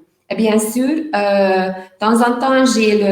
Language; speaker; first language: French; non-native, learner; Hungarian